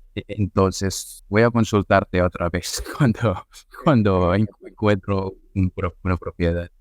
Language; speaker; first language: Spanish; non-native, fluent; Filipino